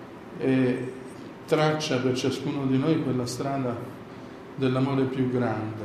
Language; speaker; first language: Italian; native; Italian